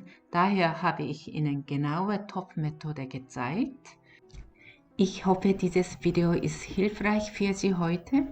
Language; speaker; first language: German; non-native, learner; Korean